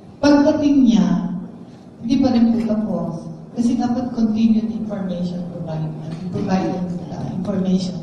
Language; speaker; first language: Filipino; native; Filipino